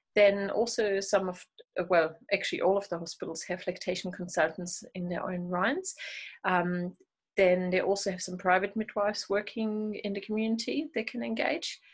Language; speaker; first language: English; non-native, fluent; German